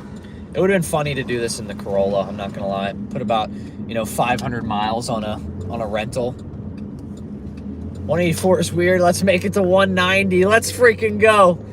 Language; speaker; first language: English; native; English